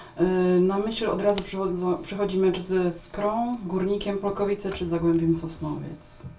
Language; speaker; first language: Polish; native; Polish